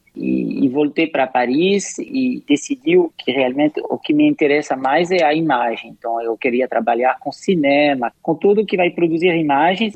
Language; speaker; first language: Portuguese; non-native, fluent; French